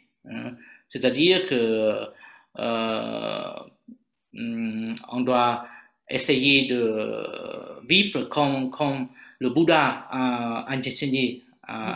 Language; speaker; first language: French; non-native, learner; Vietnamese